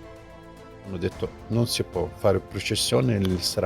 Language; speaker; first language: Italian; non-native, fluent; Arabic